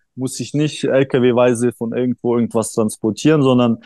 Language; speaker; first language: German; early bilingual, other home language; Russian